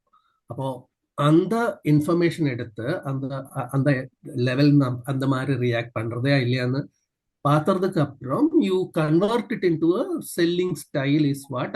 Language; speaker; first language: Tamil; non-native, learner; Malayalam